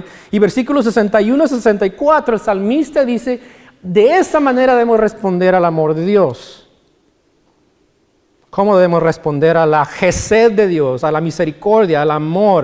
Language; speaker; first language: Spanish; native; Spanish